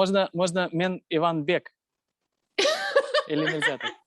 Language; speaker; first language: Russian; native; Russian